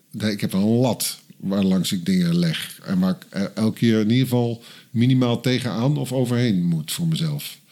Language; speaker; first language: Dutch; native; Dutch